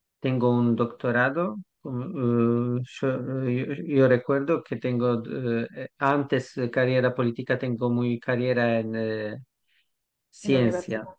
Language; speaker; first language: Spanish; non-native, learner; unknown